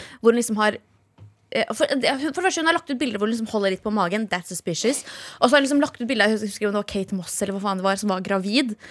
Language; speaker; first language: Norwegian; native; Norwegian